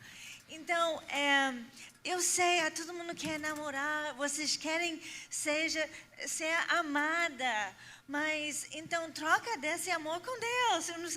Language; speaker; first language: Portuguese; non-native, fluent; English